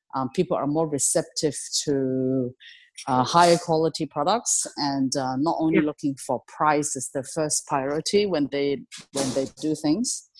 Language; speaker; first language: English; non-native, local second language; Cantonese